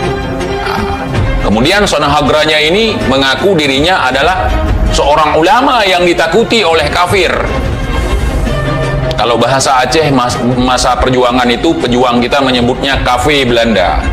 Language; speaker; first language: Indonesian; native; Indonesian